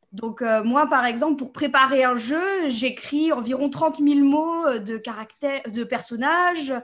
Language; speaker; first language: French; native; French